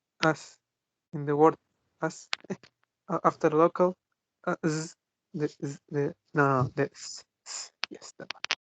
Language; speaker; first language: English; non-native, fluent; Spanish